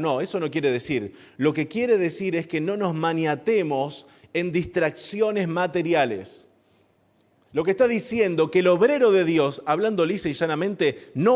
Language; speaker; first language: Spanish; native; Spanish